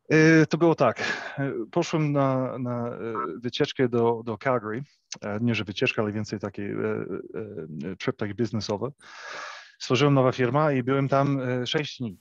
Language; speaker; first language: Polish; early bilingual, heritage; English